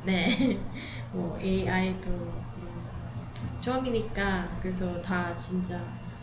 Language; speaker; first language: Korean; non-native, learner; Filipino